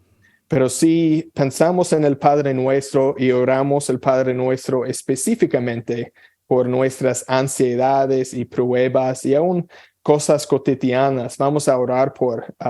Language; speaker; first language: Spanish; non-native, fluent; English